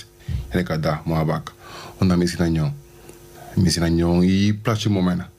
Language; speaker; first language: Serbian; non-native, learner; Spanish